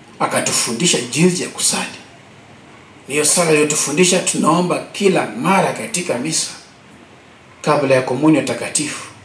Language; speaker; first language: Swahili; non-native, local second language; Luo (Kenya and Tanzania)